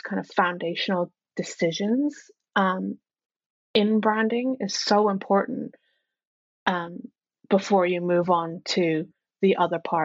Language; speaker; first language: English; non-native, local second language; Cantonese